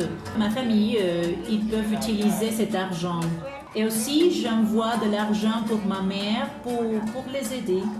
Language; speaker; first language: French; non-native, fluent; Spanish